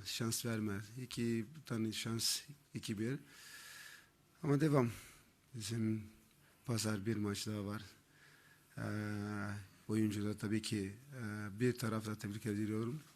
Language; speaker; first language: Turkish; non-native, learner; Portuguese